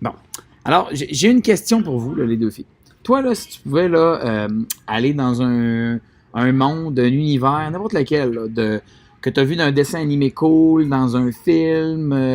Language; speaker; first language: French; native; French